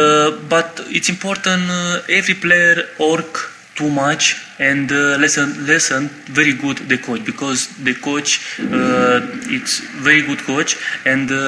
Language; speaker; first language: English; non-native, learner; Romanian